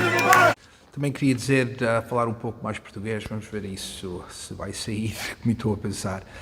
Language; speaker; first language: Portuguese; early bilingual, heritage; Portuguese